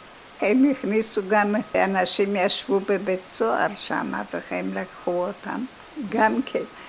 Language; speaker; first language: Hebrew; non-native, fluent; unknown